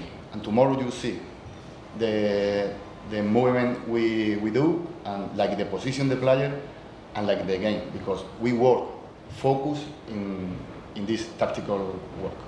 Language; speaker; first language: English; non-native, learner; Spanish